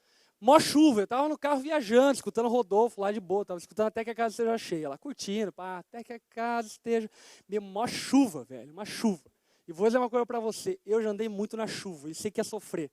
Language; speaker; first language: Portuguese; native; Portuguese